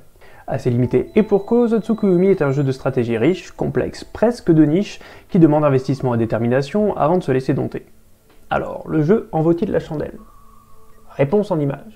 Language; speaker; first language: French; native; French